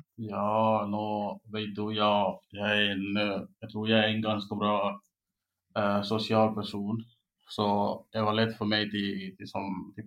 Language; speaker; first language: Swedish; non-native, fluent; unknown